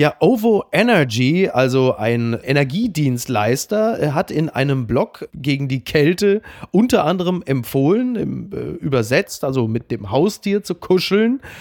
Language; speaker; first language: German; native; German